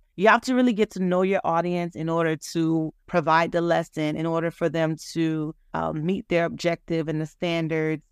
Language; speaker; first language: English; native; English